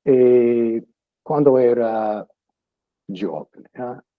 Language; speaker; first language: Italian; early bilingual, other home language; English